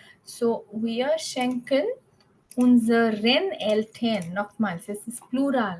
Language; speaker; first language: German; non-native, fluent; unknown